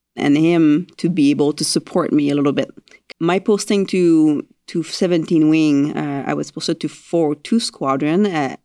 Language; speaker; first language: English; non-native, fluent; French